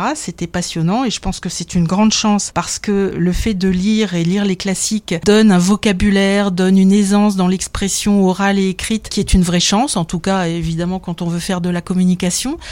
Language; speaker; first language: French; native; French